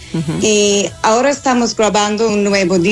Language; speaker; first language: Spanish; non-native, fluent; English